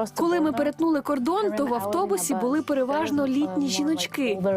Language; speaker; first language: Ukrainian; non-native, fluent; Portuguese